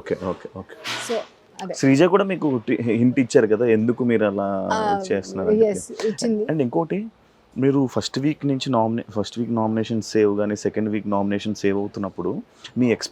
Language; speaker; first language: Telugu; native; Telugu